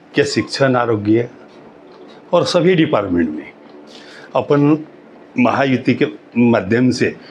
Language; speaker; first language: Hindi; non-native, local second language; Marathi